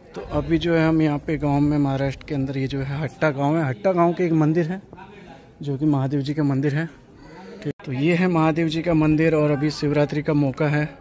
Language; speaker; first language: Hindi; non-native, local second language; Gujarati